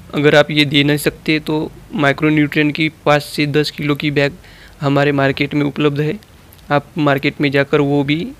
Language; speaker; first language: Hindi; non-native, local second language; Marathi